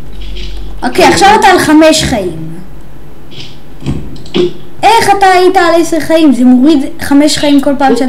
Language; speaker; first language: Hebrew; native; Hebrew